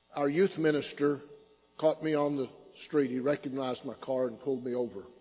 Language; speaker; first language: English; native; English